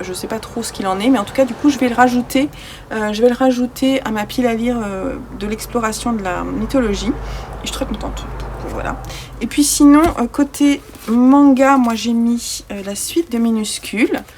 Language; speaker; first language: French; native; French